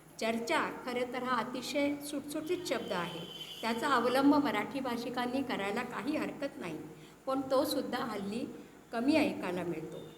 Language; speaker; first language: Marathi; early bilingual, heritage; Marathi